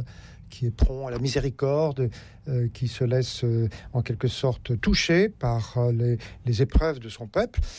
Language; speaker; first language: French; native; French